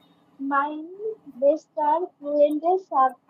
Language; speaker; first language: German; non-native, learner; Bangla